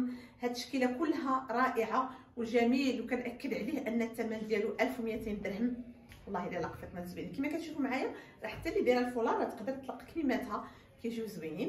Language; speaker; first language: Arabic; native; Arabic